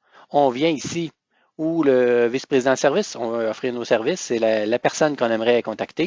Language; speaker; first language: French; native; French